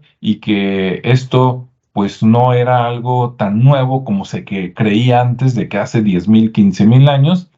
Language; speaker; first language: Spanish; native; Spanish